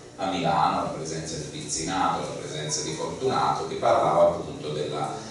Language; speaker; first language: Italian; native; Italian